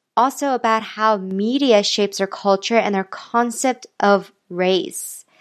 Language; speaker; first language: English; native; English